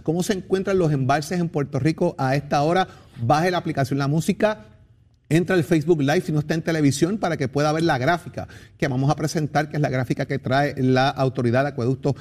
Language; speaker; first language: Spanish; native; Spanish